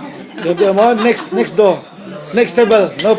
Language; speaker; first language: English; non-native, learner; Chinese